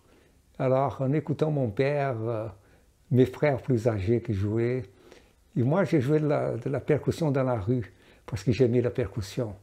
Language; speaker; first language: French; non-native, fluent; Portuguese